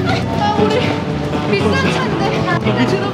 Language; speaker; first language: Korean; native; Korean